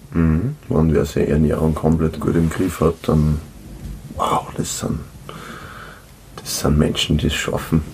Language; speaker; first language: German; native; German